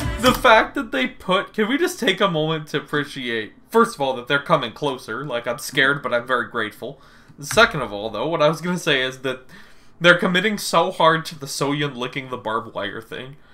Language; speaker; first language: English; native; English